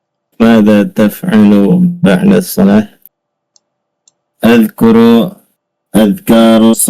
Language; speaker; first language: Arabic; non-native, learner; Indonesian